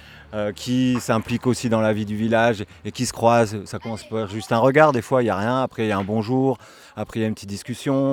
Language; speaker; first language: French; native; French